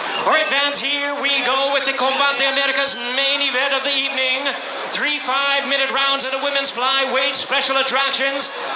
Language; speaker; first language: English; native; English